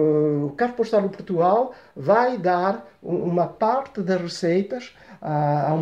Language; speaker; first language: Portuguese; early bilingual, heritage; Portuguese